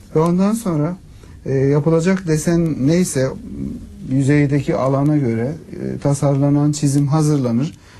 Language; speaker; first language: Turkish; native; Turkish